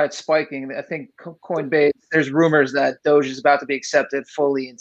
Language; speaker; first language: English; native; English